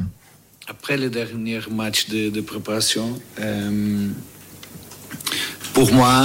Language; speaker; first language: French; non-native, learner; Portuguese